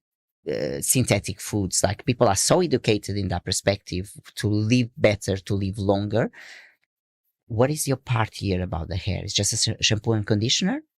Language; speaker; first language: English; non-native, fluent; Portuguese